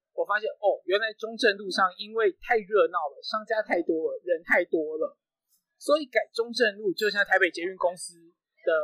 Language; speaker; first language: Chinese; native; Chinese